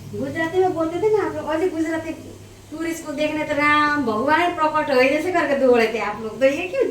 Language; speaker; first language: Hindi; non-native, local second language; Nepali